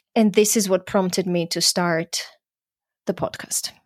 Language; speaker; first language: English; non-native, fluent; Croatian